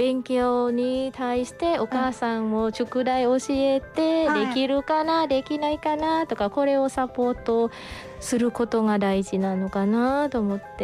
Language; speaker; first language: Japanese; non-native, fluent; Thai